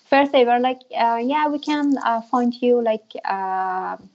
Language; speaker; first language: English; non-native, fluent; Persian